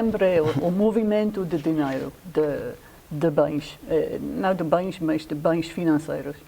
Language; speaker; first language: Portuguese; non-native, fluent; English